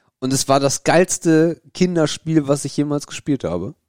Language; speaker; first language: German; native; German